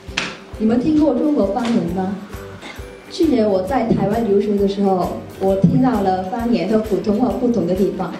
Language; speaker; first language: Chinese; non-native, learner; Korean